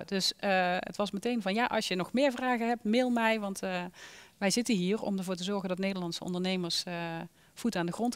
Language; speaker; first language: Dutch; native; Dutch